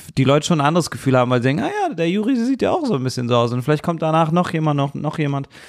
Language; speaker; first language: German; native; German